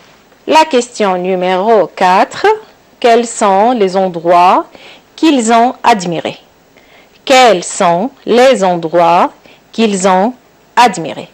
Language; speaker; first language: French; non-native, local second language; Arabic